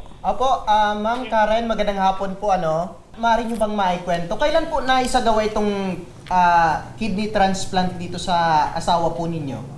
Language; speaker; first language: Filipino; native; Filipino